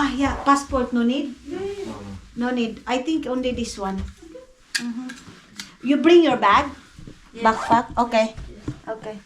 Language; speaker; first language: English; non-native, learner; Filipino